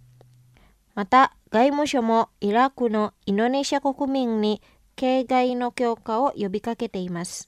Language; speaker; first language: Japanese; non-native, fluent; Indonesian